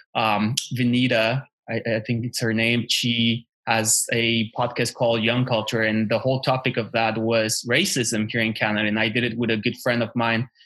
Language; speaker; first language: English; non-native, fluent; Spanish